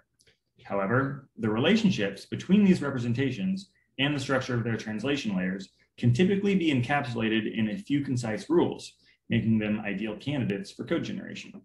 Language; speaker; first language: English; native; English